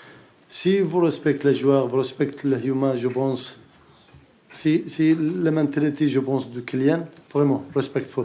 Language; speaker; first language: French; non-native, learner; Arabic